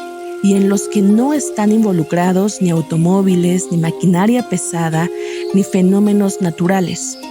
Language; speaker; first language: Spanish; native; Spanish